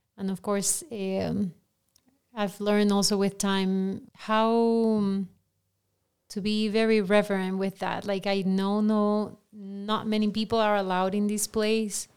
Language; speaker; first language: English; non-native, fluent; Spanish